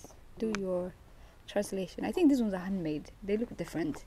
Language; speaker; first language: English; non-native, fluent; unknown